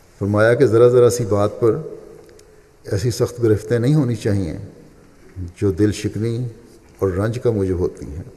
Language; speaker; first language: Urdu; native; Urdu